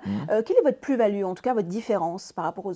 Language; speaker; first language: French; native; French